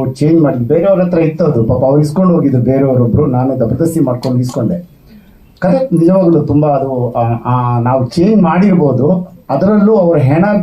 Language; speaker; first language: Kannada; non-native, local second language; Kodava